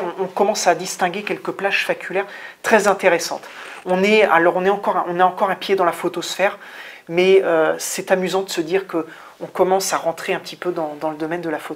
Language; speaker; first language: French; native; French